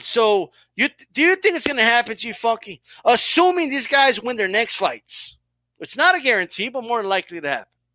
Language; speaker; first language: English; early bilingual, other home language; Spanish